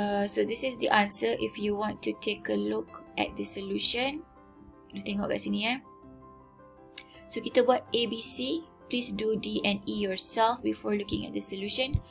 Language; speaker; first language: English; non-native, local second language; Malay